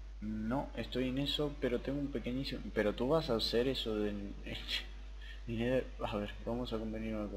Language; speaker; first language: Spanish; native; Spanish